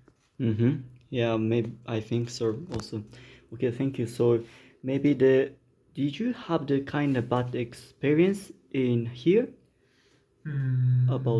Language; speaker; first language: English; non-native, learner; Japanese